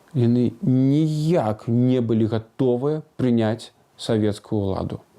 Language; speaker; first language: Belarusian; non-native, local second language; Russian